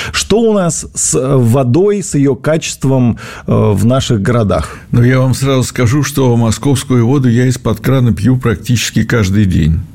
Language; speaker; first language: Russian; native; Russian